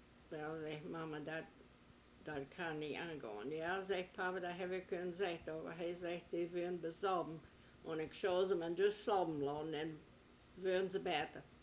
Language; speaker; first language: German; early bilingual, heritage; German